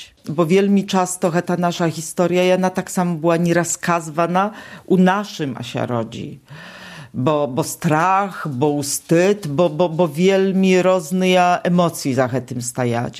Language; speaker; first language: Polish; non-native, local second language; Belarusian